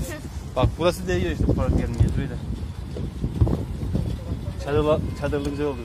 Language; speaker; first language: Turkish; native; Turkish